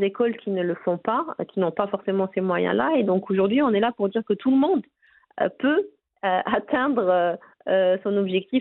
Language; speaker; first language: French; non-native, local second language; Arabic